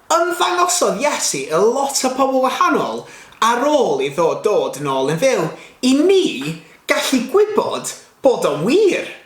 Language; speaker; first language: Welsh; non-native, local second language; English